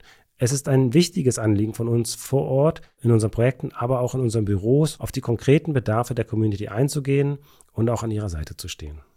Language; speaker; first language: German; native; German